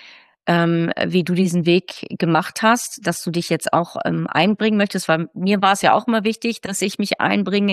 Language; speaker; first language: German; native; German